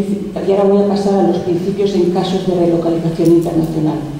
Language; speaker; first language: Spanish; native; Spanish